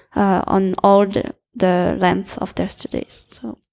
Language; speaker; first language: English; non-native, fluent; French